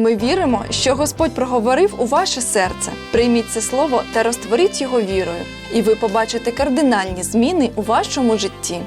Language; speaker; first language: Ukrainian; native; Ukrainian